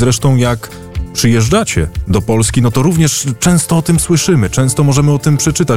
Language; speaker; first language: Polish; native; Polish